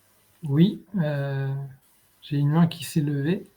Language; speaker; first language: French; native; French